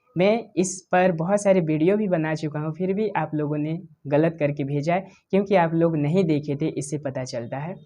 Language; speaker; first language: Hindi; native; Hindi